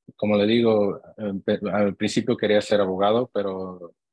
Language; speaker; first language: Spanish; early bilingual, heritage; Spanish